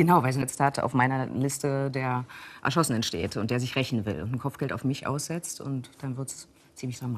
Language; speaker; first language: German; native; German